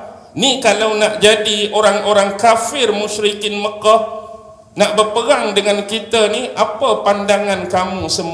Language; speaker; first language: Malay; native; Malay